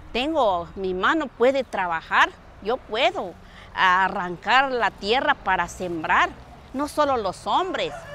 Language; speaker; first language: Spanish; non-native, local second language; Tzeltal